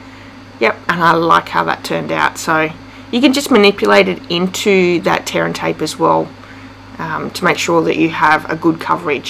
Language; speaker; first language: English; native; English